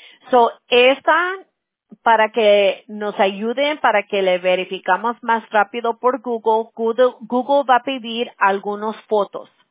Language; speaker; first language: Spanish; early bilingual, heritage; Spanish